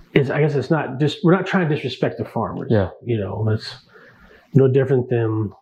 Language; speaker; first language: English; native; English